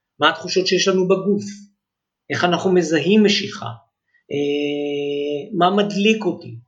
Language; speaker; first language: Hebrew; native; Hebrew